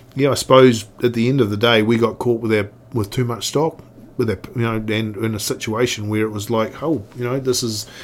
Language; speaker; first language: English; native; English